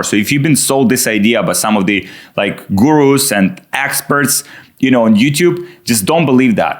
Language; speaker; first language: English; non-native, fluent; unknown